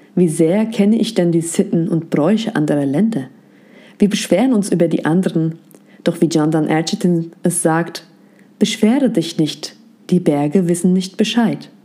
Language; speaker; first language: German; native; German